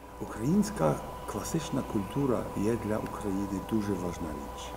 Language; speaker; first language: Ukrainian; early bilingual, heritage; English